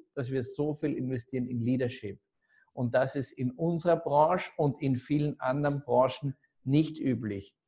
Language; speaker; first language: German; native; German